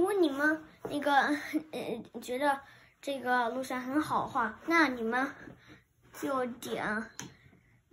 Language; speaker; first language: Chinese; early bilingual, heritage; Chinese